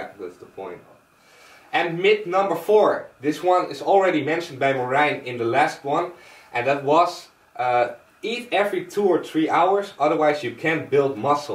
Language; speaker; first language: English; non-native, fluent; Dutch